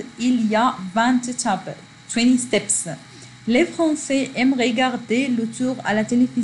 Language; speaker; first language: French; non-native, fluent; Arabic